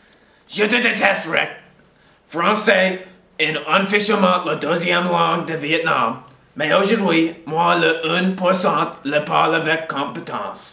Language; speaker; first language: French; non-native, learner; English